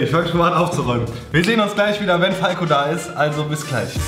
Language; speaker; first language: German; native; German